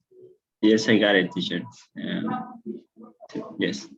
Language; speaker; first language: English; non-native, learner; Spanish